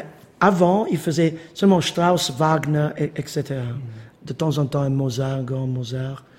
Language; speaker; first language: French; non-native, fluent; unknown